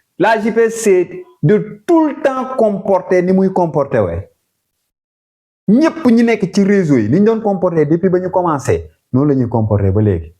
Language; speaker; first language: Wolof; non-native, local second language; Jola-Fonyi